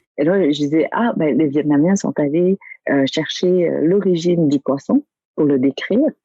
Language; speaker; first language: French; early bilingual, other home language; Vietnamese